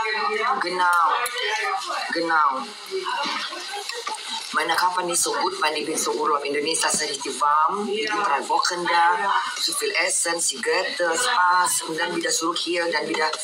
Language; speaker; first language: German; non-native, learner; Indonesian